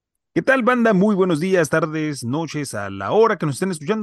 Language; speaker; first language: Spanish; native; Spanish